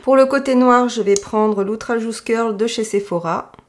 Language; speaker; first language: French; native; French